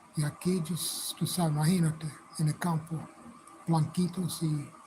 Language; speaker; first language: Spanish; non-native, fluent; English